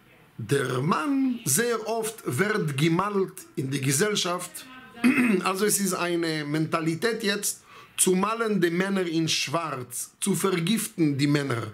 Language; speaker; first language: German; non-native, fluent; Hebrew